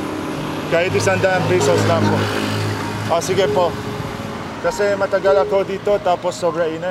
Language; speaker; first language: Filipino; non-native, learner; Arabic